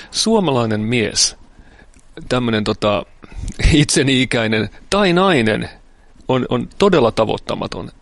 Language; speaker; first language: Finnish; native; Finnish